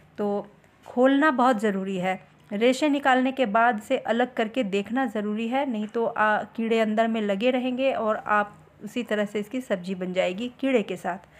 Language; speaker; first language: Hindi; native; Hindi